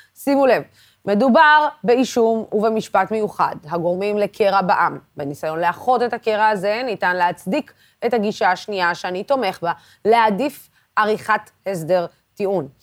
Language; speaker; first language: Hebrew; non-native, local second language; Arabic